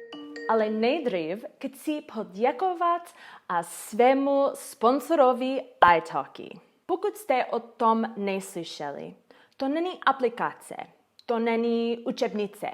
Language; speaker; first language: Czech; non-native, learner; English